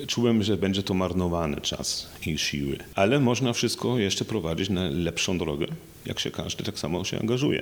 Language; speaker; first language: Polish; non-native, fluent; German